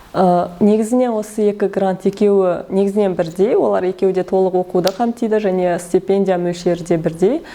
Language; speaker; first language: Kazakh; early bilingual, heritage; Kazakh